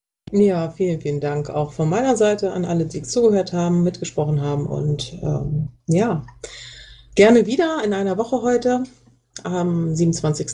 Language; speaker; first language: German; native; German